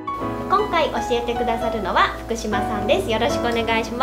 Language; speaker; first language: Japanese; native; Japanese